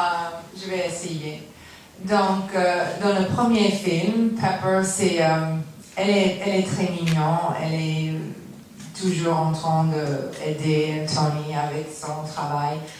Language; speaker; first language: French; non-native, learner; English